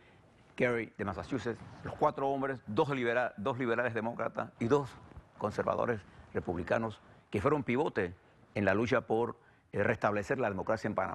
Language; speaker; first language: Spanish; native; Spanish